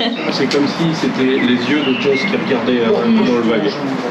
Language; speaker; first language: French; native; French